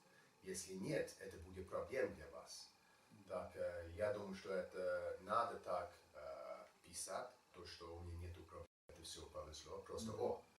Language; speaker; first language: Russian; non-native, learner; English